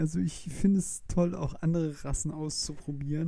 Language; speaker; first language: German; native; German